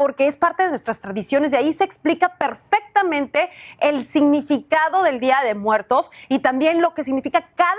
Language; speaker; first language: Spanish; native; Spanish